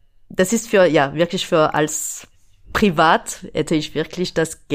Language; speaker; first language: German; non-native, fluent; French